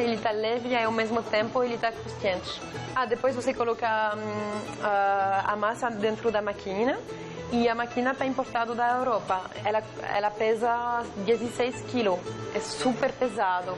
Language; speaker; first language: Portuguese; non-native, fluent; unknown